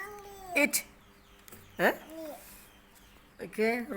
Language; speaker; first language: English; non-native, learner; Vietnamese